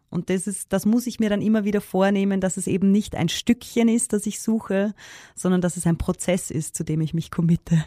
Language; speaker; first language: German; native; German